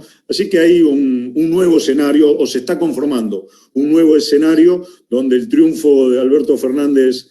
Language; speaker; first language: Spanish; native; Spanish